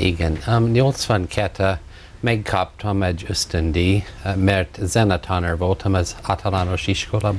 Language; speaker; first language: Hungarian; non-native, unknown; English